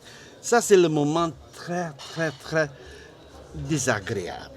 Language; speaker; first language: French; non-native, learner; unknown